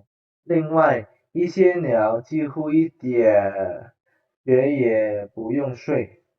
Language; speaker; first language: Chinese; non-native, fluent; Indonesian